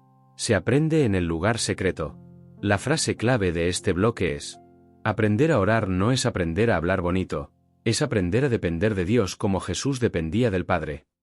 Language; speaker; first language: Spanish; native; Spanish